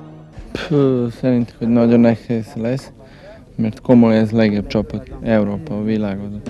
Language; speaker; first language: Hungarian; non-native, learner; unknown